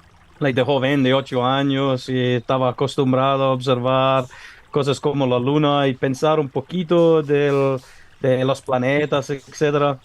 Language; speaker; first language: Spanish; non-native, learner; English